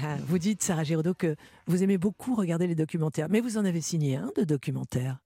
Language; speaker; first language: French; native; French